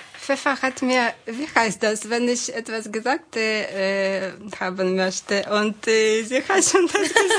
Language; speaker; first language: German; non-native, fluent; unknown